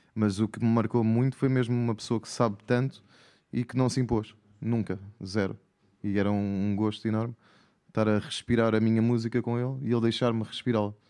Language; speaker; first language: Portuguese; native; Portuguese